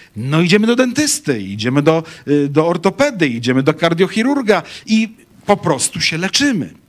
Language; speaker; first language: Polish; native; Polish